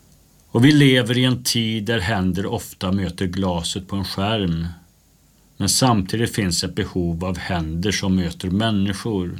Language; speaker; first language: Swedish; native; Swedish